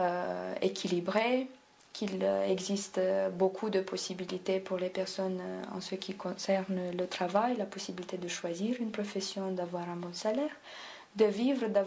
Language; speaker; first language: French; non-native, fluent; Romanian